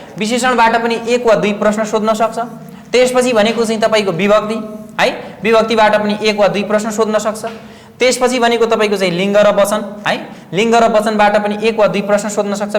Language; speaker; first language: Nepali; native; Nepali